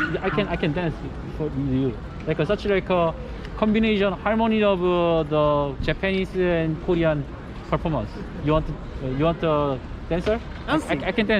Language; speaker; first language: English; non-native, learner; Korean